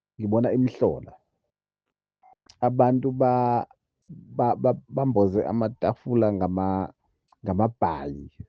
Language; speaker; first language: Zulu; native; Zulu